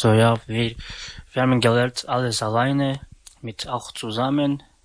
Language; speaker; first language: German; non-native, learner; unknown